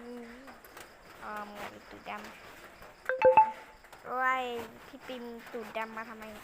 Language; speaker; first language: Thai; native; Thai